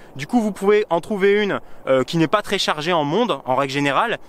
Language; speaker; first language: French; native; French